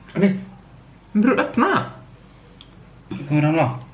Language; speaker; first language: Swedish; early bilingual, other home language; Thai